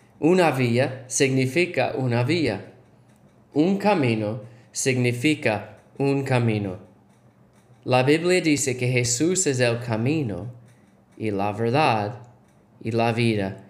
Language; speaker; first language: Spanish; non-native, learner; English